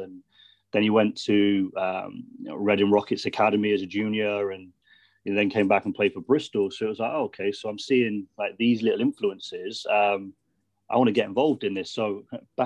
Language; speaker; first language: English; native; English